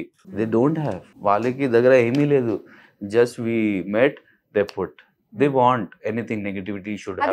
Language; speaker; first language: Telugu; non-native, learner; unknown